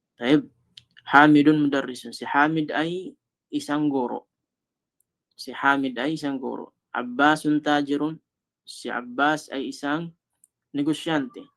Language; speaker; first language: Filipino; non-native, local second language; Cebuano